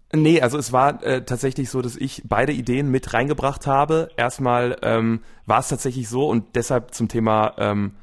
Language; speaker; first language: German; native; German